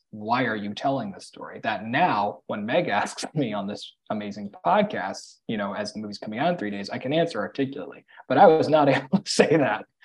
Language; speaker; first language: English; native; English